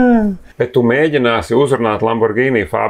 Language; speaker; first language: Latvian; native; Latvian